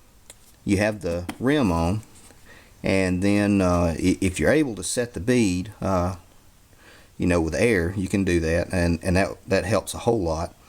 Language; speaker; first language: English; native; English